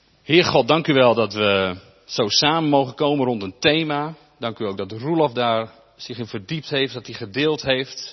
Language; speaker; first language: Dutch; native; Dutch